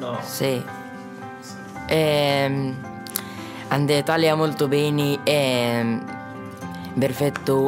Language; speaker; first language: Italian; non-native, learner; Arabic